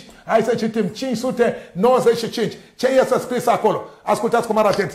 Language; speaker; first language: Romanian; non-native, learner; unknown